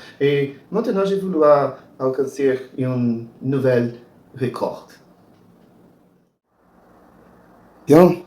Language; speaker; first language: French; non-native, learner; Portuguese